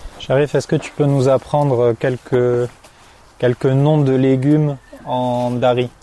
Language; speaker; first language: French; native; French